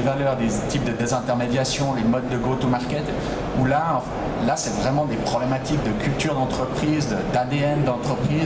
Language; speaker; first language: French; native; French